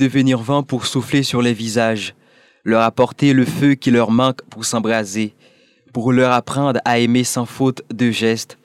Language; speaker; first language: French; non-native, local second language; Haitian Creole